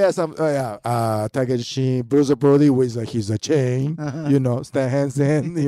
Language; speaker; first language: English; non-native, learner; Japanese